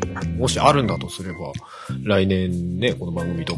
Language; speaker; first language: Japanese; native; Japanese